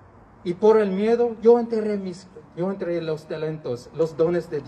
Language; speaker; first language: Spanish; non-native, learner; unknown